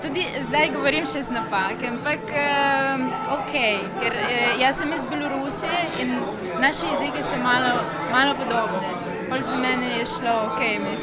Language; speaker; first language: Slovenian; non-native, learner; Belarusian